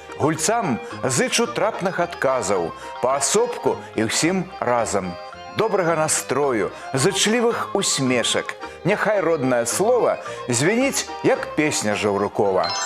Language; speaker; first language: Belarusian; native; Belarusian